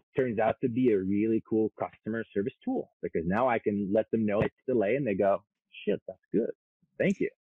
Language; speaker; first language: English; non-native, fluent; French